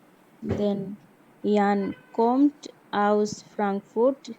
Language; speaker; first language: German; non-native, learner; Bangla